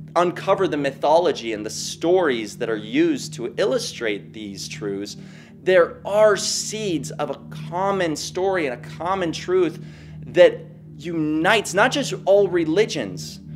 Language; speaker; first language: English; native; English